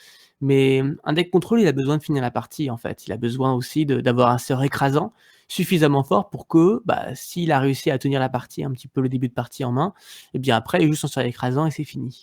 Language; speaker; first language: French; native; French